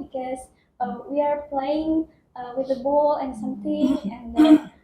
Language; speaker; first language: English; non-native, learner; Indonesian